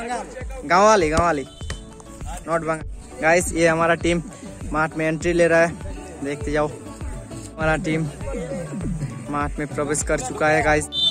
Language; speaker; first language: Hindi; non-native, local second language; Bangla